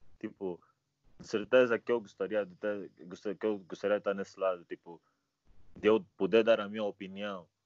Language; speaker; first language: Portuguese; native; Portuguese